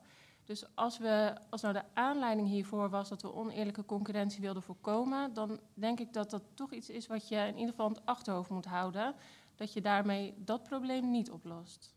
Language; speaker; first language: Dutch; native; Dutch